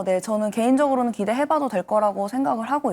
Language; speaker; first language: Korean; native; Korean